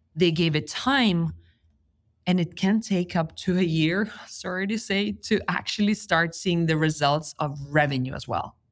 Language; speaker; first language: English; non-native, fluent; Lithuanian